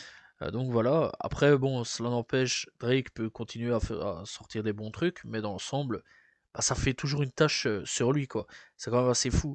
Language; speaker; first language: French; native; French